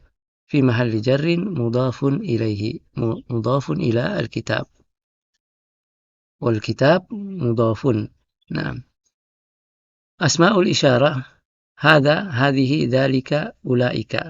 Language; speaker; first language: Arabic; non-native, fluent; Indonesian